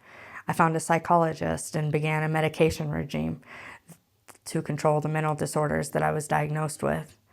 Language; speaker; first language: English; native; English